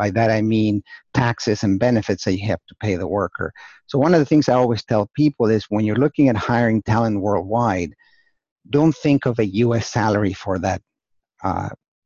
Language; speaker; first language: English; non-native, fluent; Spanish